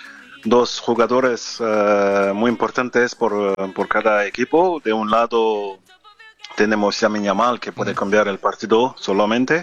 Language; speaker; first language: Spanish; non-native, fluent; French